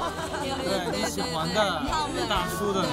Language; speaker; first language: Chinese; non-native, fluent; Japanese